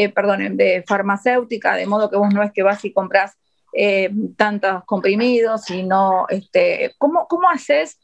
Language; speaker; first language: Spanish; native; Spanish